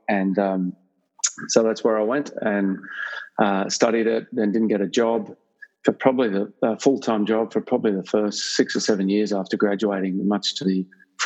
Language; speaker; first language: English; native; English